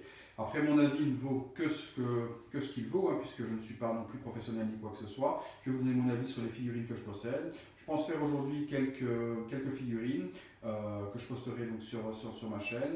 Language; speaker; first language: French; native; French